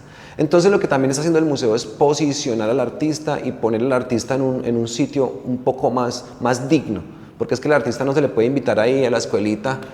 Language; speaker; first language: Spanish; native; Spanish